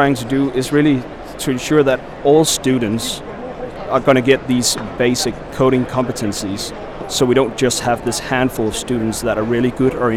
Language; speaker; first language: English; non-native, fluent; Danish